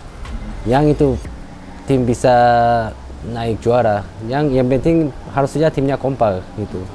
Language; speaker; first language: Indonesian; non-native, fluent; Korean